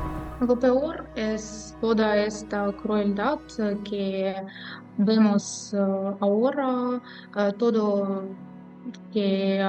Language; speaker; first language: Spanish; non-native, fluent; Ukrainian